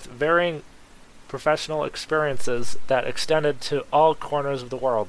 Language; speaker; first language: English; native; English